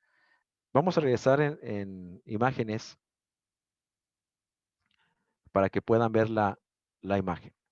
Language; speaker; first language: Spanish; native; Spanish